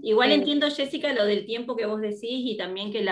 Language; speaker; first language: Spanish; native; Spanish